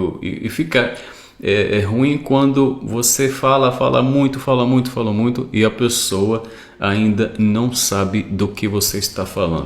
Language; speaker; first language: Portuguese; non-native, fluent; Arabic